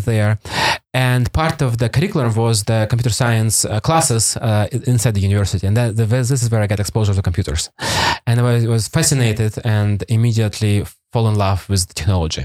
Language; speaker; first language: English; non-native, fluent; Russian